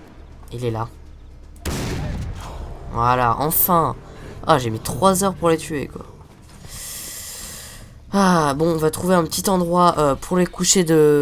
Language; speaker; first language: French; native; French